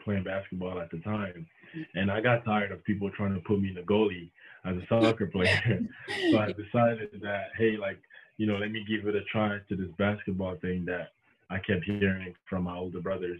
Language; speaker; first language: English; non-native, local second language; French